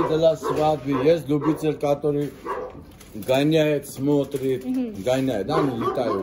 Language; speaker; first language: Russian; non-native, fluent; Armenian